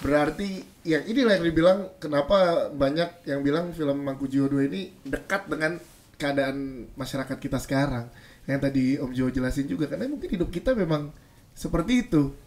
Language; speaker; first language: Indonesian; native; Indonesian